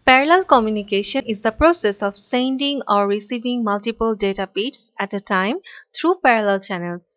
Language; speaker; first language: English; non-native, local second language; Bangla